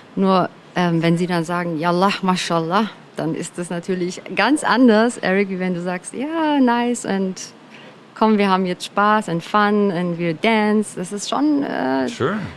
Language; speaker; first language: German; early bilingual, other home language; Turkish